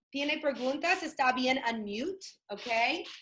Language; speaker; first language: Spanish; non-native, learner; English